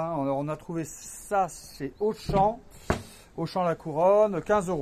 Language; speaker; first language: French; native; French